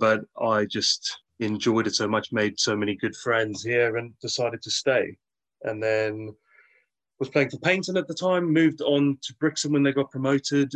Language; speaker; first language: English; native; English